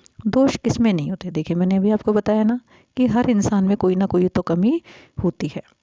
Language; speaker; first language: Hindi; native; Hindi